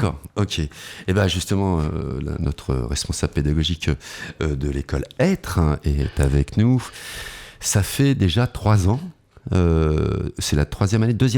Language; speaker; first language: French; native; French